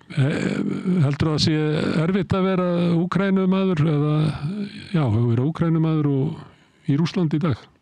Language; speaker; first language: Icelandic; native; Icelandic